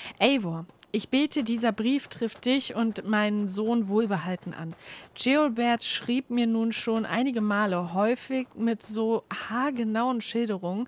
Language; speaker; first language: German; native; German